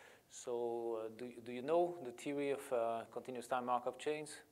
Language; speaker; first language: English; non-native, fluent; Portuguese